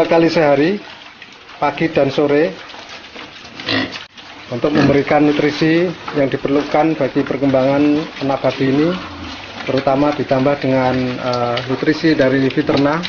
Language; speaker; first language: Indonesian; native; Indonesian